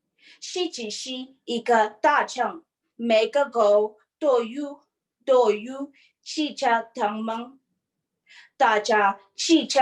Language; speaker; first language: Chinese; non-native, learner; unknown